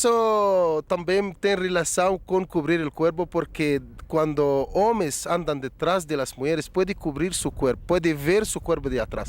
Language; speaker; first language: Portuguese; non-native, fluent; Arabic